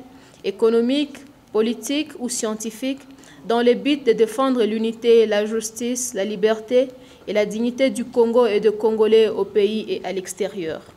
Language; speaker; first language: French; non-native, local second language; Swahili